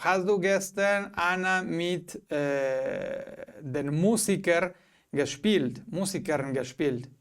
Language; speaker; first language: German; non-native, fluent; Spanish